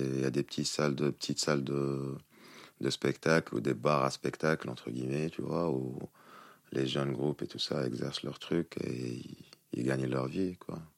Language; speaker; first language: French; non-native, local second language; Arabic